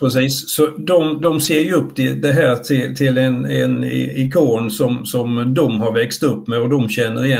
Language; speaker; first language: Swedish; native; Swedish